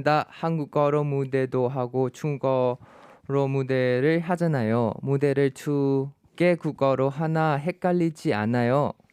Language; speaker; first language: Korean; non-native, fluent; Thai